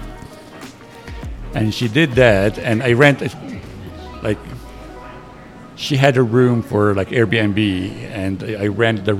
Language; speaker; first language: English; non-native, fluent; Arabic